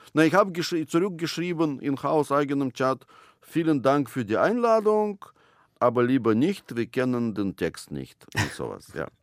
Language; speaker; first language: German; non-native, fluent; Russian